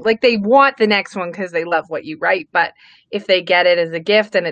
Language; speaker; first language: English; native; English